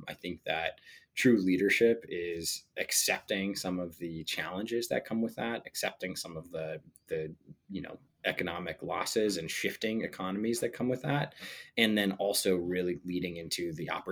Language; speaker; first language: English; native; English